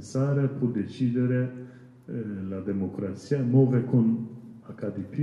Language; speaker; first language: Italian; non-native, learner; Kurdish